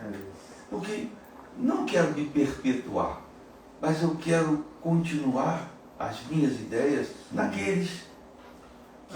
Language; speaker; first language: Portuguese; native; Portuguese